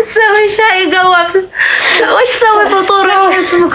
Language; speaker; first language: Arabic; non-native, learner; Oromo